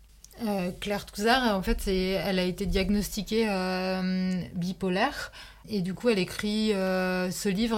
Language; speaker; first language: French; native; French